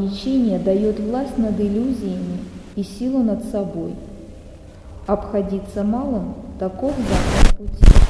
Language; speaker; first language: Russian; native; Russian